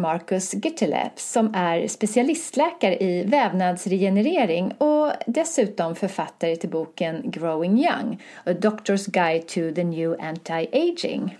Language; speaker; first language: Swedish; native; Swedish